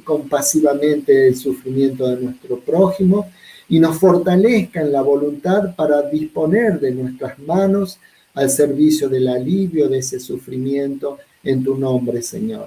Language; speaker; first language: Spanish; native; Spanish